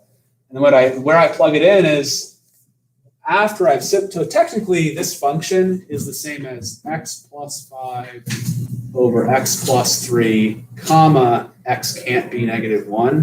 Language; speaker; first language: English; native; English